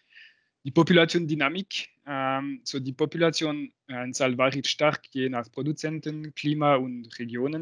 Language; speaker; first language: German; non-native, local second language; French